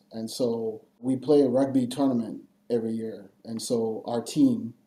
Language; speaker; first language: English; non-native, fluent; French